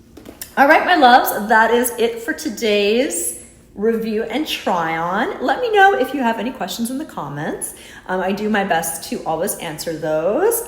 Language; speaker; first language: English; native; English